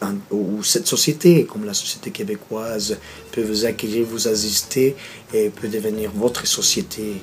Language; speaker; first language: French; non-native, fluent; Spanish